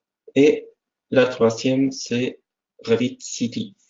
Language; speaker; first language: French; non-native, fluent; Spanish